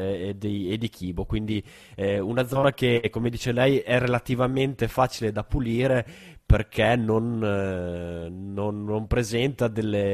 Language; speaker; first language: Italian; native; Italian